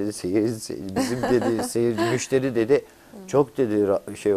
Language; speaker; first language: Turkish; native; Turkish